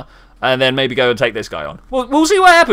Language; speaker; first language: English; native; English